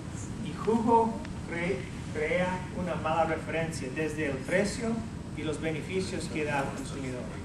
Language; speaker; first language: Spanish; early bilingual, heritage; English